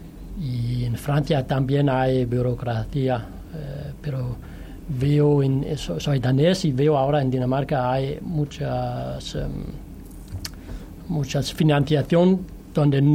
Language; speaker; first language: Spanish; non-native, fluent; Danish